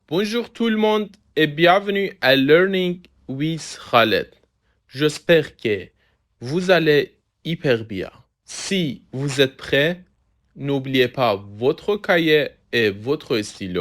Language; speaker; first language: French; non-native, fluent; Persian